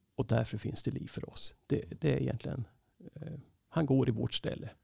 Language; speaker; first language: Swedish; native; Swedish